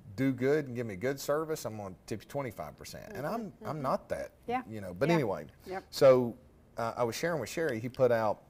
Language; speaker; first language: English; native; English